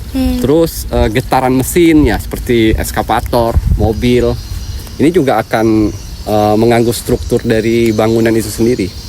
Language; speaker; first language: Indonesian; native; Indonesian